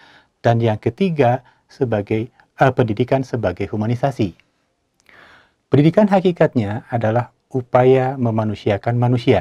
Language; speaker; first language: Indonesian; native; Indonesian